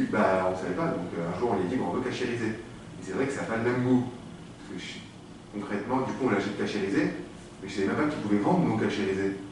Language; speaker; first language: French; native; French